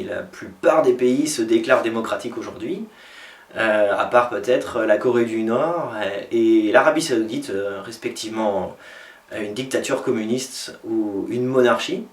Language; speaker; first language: French; native; French